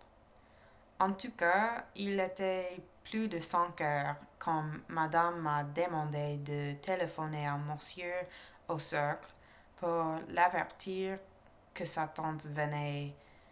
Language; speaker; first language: French; non-native, learner; English